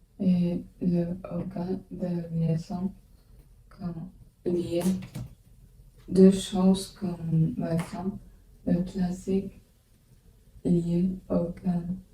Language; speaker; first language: French; non-native, learner; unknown